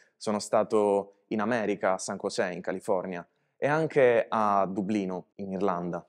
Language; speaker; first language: Italian; native; Italian